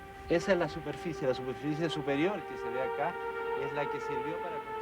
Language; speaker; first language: Spanish; native; Spanish